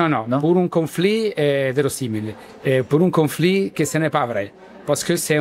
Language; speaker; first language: French; non-native, learner; Italian